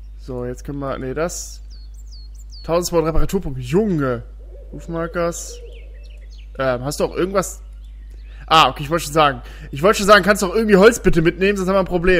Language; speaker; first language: German; native; German